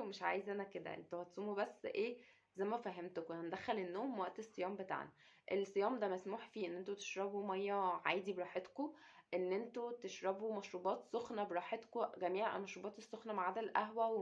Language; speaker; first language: Arabic; native; Arabic